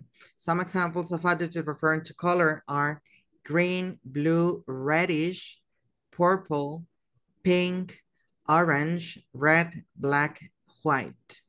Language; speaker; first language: English; non-native, fluent; Spanish